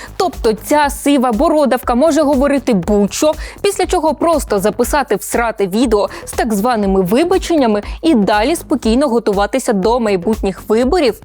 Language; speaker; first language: Ukrainian; native; Ukrainian